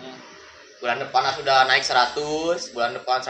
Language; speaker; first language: Indonesian; non-native, local second language; Sundanese